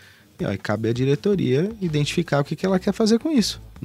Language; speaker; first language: Portuguese; native; Portuguese